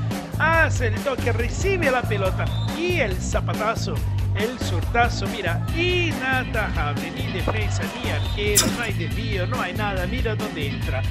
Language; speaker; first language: Spanish; native; Spanish